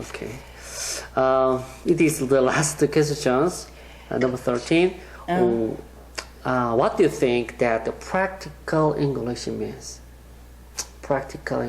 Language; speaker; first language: English; non-native, learner; Korean